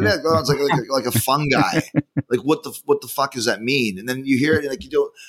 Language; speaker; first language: English; native; English